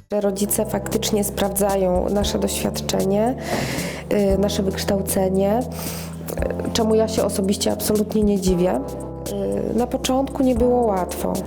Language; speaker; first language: Polish; native; Polish